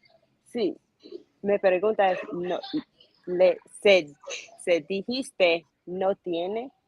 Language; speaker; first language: Spanish; non-native, learner; English